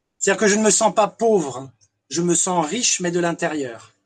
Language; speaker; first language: French; native; French